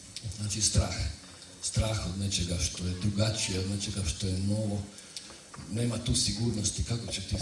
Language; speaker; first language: Croatian; native; Croatian